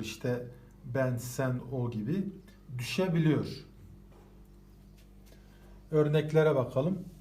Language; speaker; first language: Turkish; native; Turkish